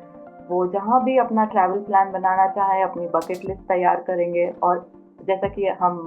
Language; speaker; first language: Hindi; native; Hindi